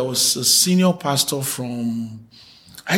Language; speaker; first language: English; non-native, local second language; Yoruba